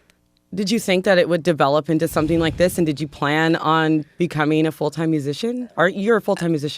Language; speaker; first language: English; native; English